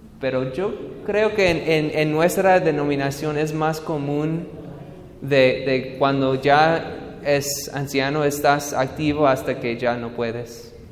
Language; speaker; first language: Spanish; non-native, fluent; English